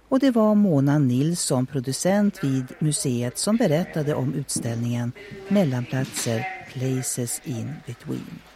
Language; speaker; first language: Swedish; native; Swedish